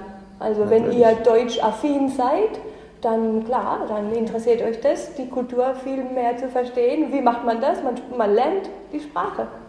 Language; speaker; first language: German; native; German